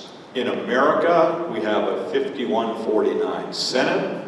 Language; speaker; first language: English; native; English